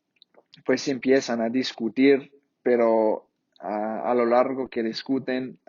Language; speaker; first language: Spanish; non-native, fluent; English